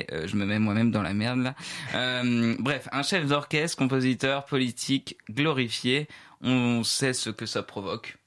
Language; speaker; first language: French; native; French